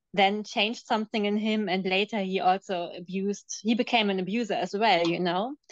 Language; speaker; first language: English; non-native, fluent; German